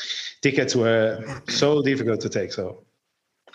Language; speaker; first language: English; non-native, fluent; Italian